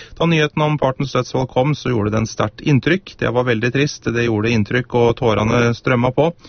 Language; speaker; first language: Norwegian; native; Norwegian